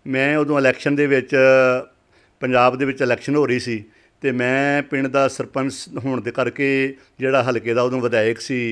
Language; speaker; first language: Punjabi; native; Punjabi